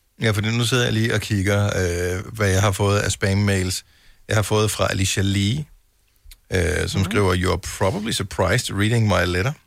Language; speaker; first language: Danish; native; Danish